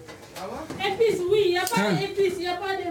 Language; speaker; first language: French; non-native, learner; Soninke